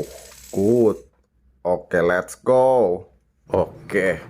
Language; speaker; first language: English; non-native, learner; Indonesian